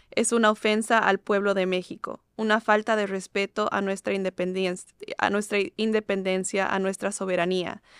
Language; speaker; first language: Spanish; native; Spanish